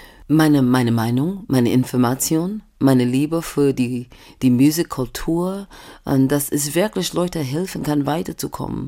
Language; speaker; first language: German; non-native, fluent; English